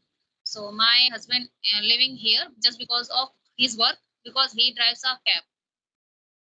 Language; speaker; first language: English; non-native, local second language; Hindi